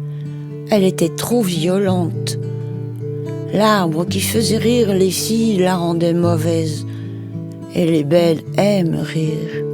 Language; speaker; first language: French; native; French